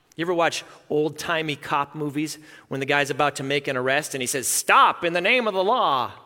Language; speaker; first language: English; native; English